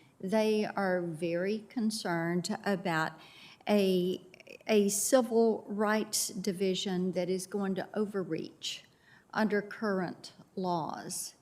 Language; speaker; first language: English; native; English